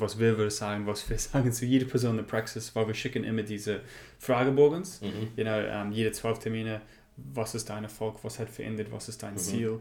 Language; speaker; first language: German; non-native, learner; English